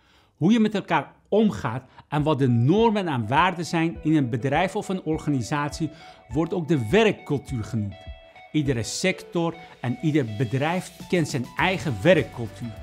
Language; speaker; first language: Dutch; non-native, fluent; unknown